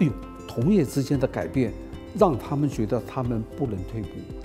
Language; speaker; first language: Chinese; native; Chinese